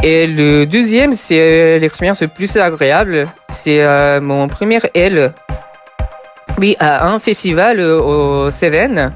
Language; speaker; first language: French; non-native, fluent; Japanese